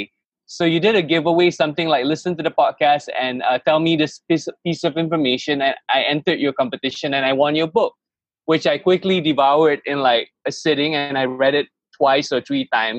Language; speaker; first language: English; non-native, local second language; Malay